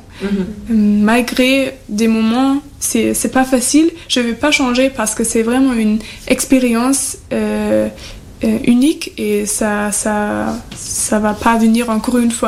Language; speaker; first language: French; non-native, fluent; German